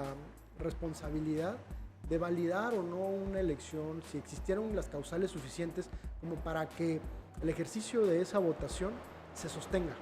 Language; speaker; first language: Spanish; native; Spanish